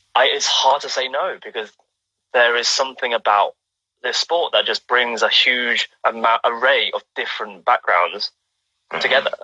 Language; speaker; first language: English; native; English